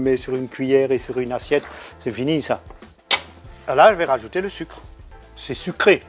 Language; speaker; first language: French; native; French